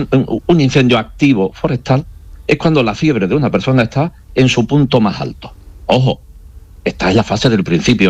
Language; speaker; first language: Spanish; native; Spanish